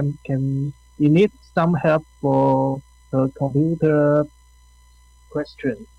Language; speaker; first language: English; non-native, learner; Chinese